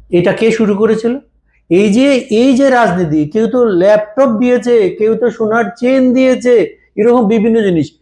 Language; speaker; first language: Bangla; native; Bangla